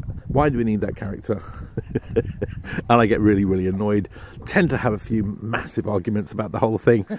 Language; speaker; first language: English; native; English